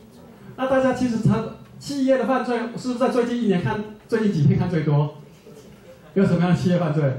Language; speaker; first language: Chinese; native; Chinese